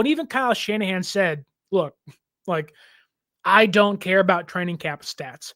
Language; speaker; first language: English; native; English